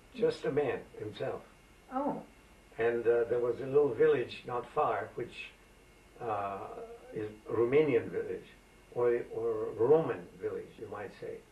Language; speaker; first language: English; non-native, fluent; Greek